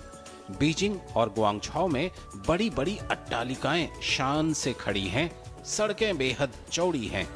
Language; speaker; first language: Hindi; native; Hindi